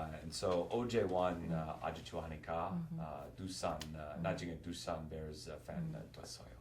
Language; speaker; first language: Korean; non-native, learner; English